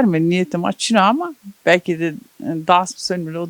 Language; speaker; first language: Turkish; non-native, local second language; Zaza